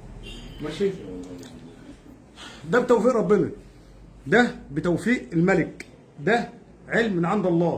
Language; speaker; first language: Arabic; native; Arabic